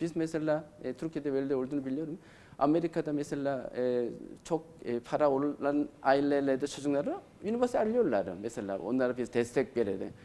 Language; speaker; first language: Turkish; non-native, learner; Korean